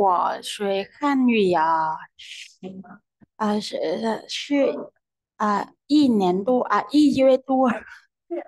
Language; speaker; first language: Chinese; non-native, learner; Vietnamese